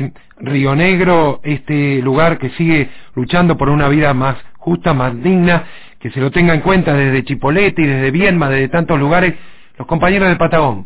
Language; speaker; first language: Spanish; native; Spanish